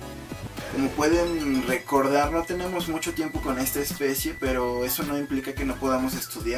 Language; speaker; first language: Spanish; native; Spanish